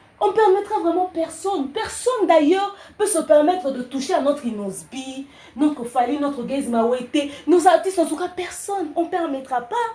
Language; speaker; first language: French; non-native, local second language; Lingala